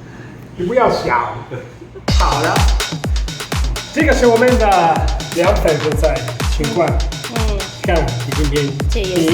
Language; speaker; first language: Chinese; non-native, fluent; Italian